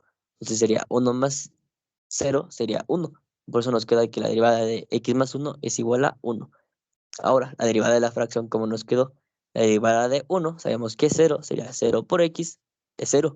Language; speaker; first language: Spanish; native; Spanish